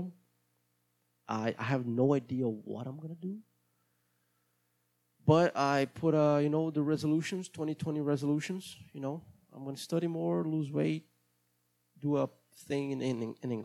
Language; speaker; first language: English; non-native, fluent; Portuguese